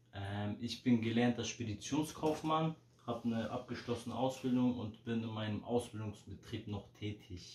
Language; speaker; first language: German; early bilingual, heritage; Polish